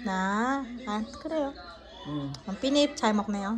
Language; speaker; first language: Korean; non-native, learner; Vietnamese